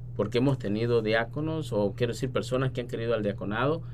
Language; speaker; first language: Spanish; native; Spanish